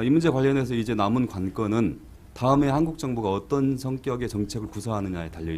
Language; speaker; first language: Korean; native; Korean